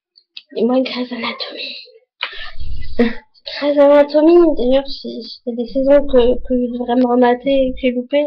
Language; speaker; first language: French; native; French